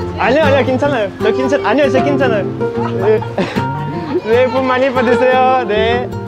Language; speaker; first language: Korean; non-native, learner; Ukrainian